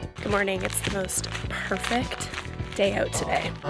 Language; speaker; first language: English; native; English